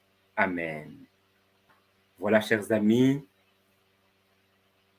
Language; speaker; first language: French; non-native, fluent; Spanish